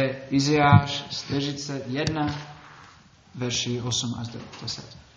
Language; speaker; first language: Czech; non-native, learner; English